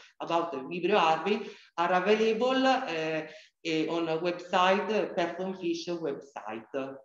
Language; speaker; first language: English; non-native, learner; Italian